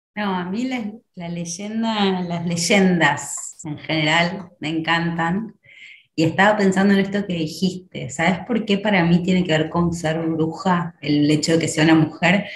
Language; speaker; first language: Spanish; native; Spanish